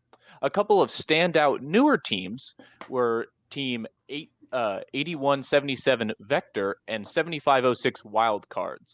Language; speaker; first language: English; native; English